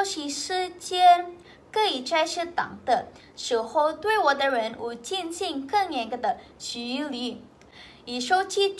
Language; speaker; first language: Chinese; non-native, local second language; Indonesian